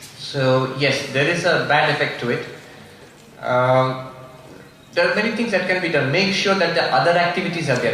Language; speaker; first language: English; non-native, local second language; Bangla